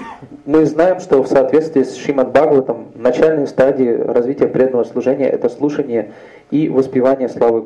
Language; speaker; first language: Russian; native; Russian